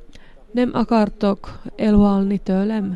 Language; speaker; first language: Hungarian; non-native, learner; Finnish